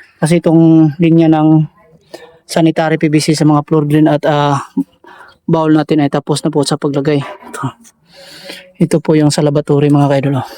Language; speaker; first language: Filipino; non-native, local second language; Cebuano